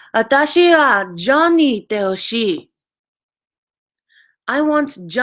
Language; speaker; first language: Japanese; non-native, fluent; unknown